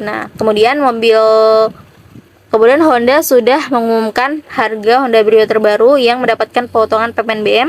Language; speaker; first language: Indonesian; native; Indonesian